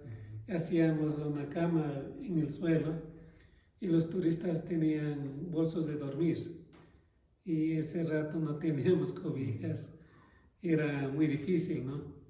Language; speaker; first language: Spanish; non-native, local second language; Quechua